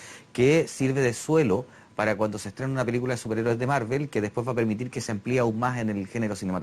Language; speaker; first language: Spanish; native; Spanish